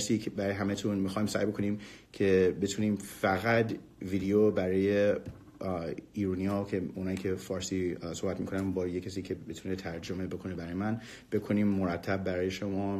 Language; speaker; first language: Persian; early bilingual, heritage; Persian